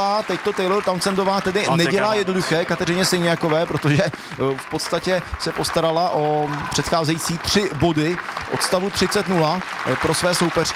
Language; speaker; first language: Czech; native; Czech